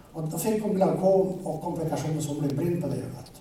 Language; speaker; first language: Swedish; native; Swedish